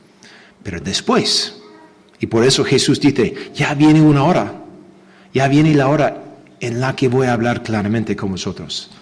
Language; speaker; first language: Spanish; non-native, fluent; English